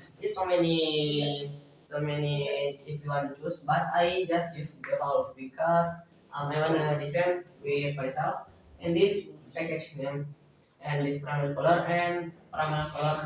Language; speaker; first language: English; non-native, learner; Indonesian